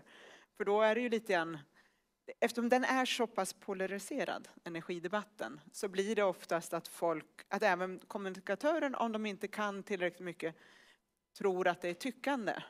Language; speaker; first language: Swedish; native; Swedish